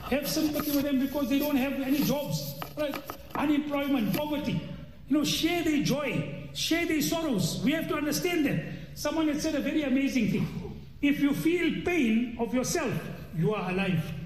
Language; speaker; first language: English; early bilingual, other home language; Urdu